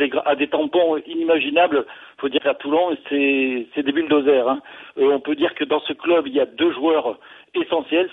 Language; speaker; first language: French; native; French